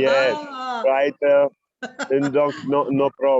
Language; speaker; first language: English; non-native, learner; Italian